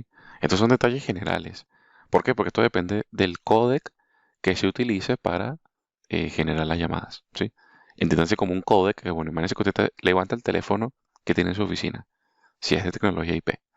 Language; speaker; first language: Spanish; native; Spanish